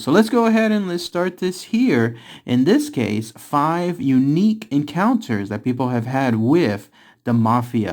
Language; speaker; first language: English; native; English